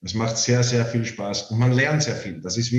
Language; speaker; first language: German; native; German